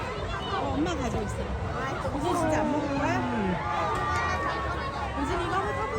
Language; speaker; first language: Korean; early bilingual, other home language; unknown